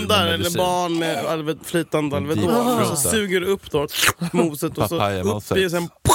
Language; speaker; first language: Swedish; native; Swedish